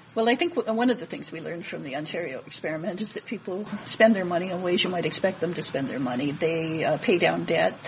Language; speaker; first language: English; native; English